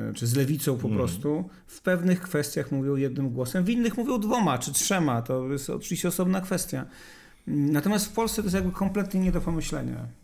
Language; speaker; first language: Polish; native; Polish